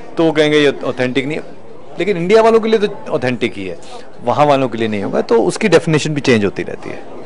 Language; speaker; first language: Hindi; native; Hindi